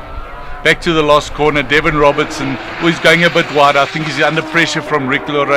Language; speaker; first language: English; native; English